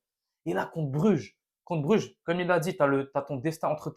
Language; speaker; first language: French; native; French